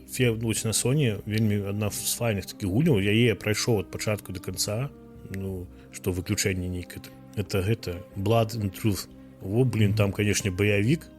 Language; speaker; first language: Belarusian; non-native, local second language; Russian